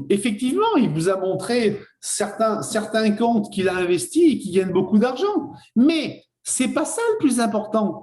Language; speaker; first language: French; native; French